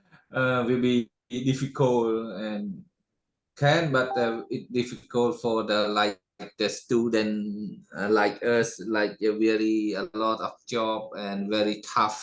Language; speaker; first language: English; non-native, learner; Khmer